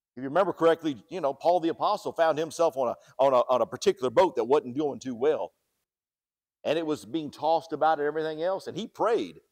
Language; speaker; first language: English; native; English